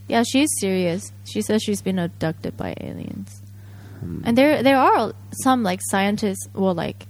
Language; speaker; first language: English; non-native, fluent; Japanese